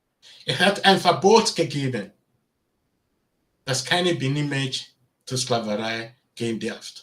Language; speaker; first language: German; non-native, learner; Bini